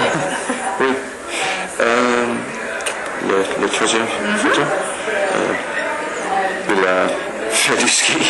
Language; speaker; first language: French; non-native, learner; English